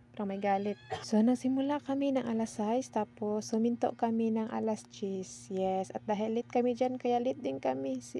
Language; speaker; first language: Filipino; non-native, local second language; Cebuano